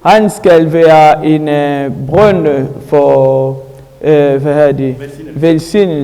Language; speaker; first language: Danish; non-native, learner; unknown